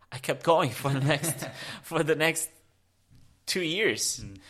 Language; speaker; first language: English; early bilingual, other home language; Romanian